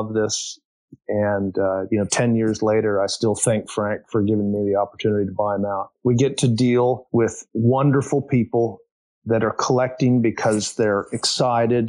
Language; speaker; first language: English; native; English